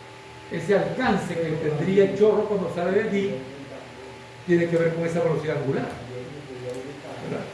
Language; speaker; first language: Spanish; native; Spanish